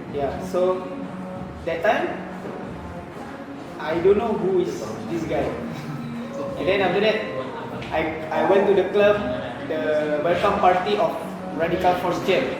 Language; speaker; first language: English; non-native, fluent; Indonesian